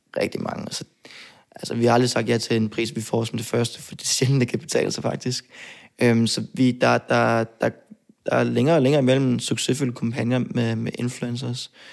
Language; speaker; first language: Danish; native; Danish